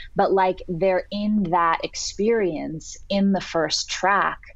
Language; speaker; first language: English; native; English